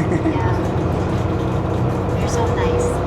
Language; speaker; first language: English; non-native, local second language; Filipino